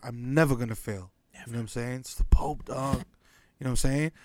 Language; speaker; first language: English; early bilingual, other home language; Spanish